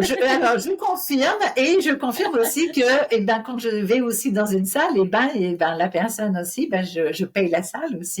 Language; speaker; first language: French; native; French